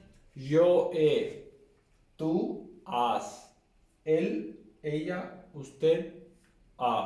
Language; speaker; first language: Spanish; non-native, fluent; Urdu